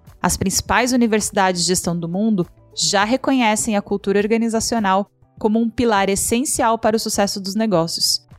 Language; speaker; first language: Portuguese; native; Portuguese